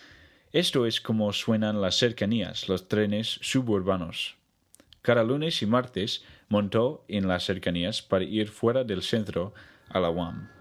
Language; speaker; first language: Spanish; non-native, learner; English